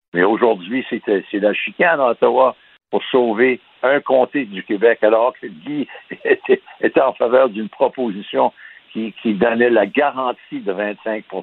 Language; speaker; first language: French; native; French